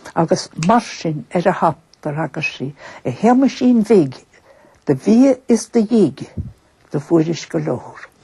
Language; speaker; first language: Irish; native; Irish